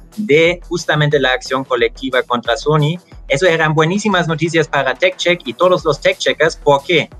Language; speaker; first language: Spanish; non-native, fluent; German